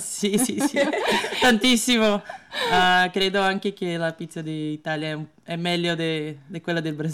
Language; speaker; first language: Italian; non-native, learner; Portuguese